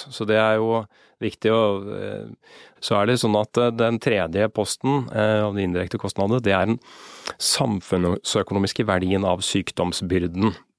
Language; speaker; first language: Norwegian; native; Norwegian